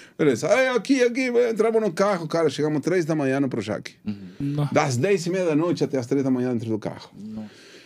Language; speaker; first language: Portuguese; non-native, fluent; Spanish